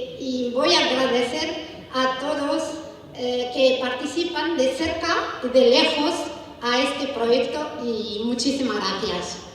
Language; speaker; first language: Spanish; non-native, learner; Arabic